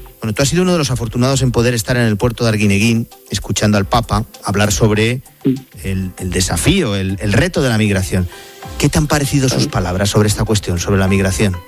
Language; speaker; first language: Spanish; native; Spanish